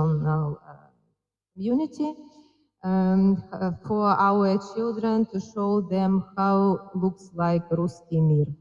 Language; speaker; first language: English; non-native, fluent; Ukrainian